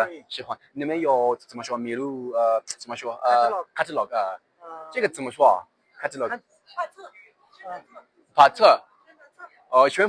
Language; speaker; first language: Chinese; non-native, learner; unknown